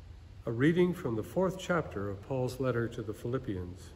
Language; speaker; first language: English; native; English